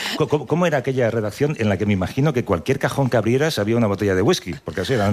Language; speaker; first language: Spanish; native; Spanish